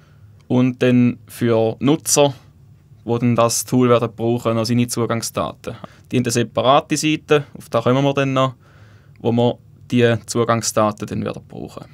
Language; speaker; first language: German; native; German